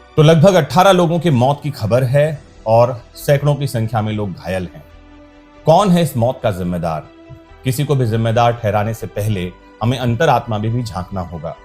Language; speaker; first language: Hindi; native; Hindi